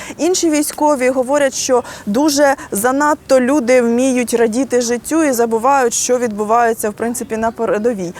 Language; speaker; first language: Ukrainian; native; Ukrainian